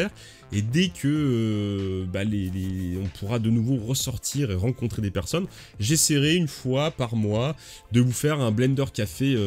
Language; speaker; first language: French; native; French